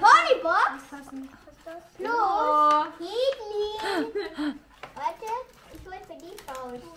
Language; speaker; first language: German; early bilingual, other home language; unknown